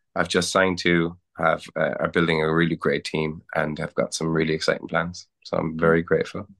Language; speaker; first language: English; native; English